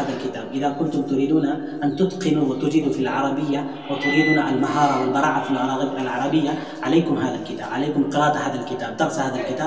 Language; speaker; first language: Arabic; non-native, fluent; Urdu